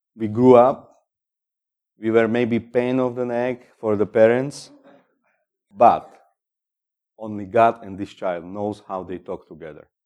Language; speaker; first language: English; non-native, fluent; Slovak